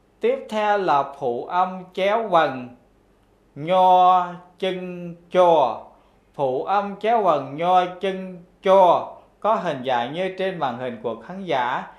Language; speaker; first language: Vietnamese; non-native, local second language; Khmer